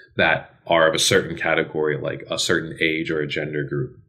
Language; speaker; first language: English; native; English